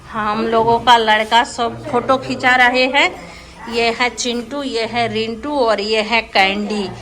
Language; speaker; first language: Hindi; non-native, local second language; Bangla